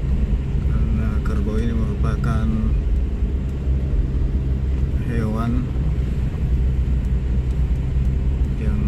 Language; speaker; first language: Indonesian; native; Indonesian